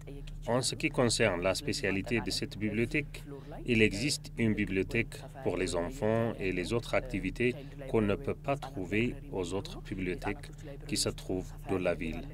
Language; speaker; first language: French; non-native, fluent; Amharic